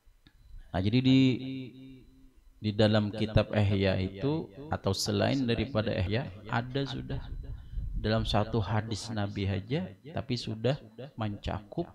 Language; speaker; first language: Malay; non-native, local second language; Banjar